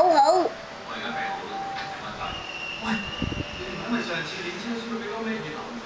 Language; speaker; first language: Cantonese; native; Cantonese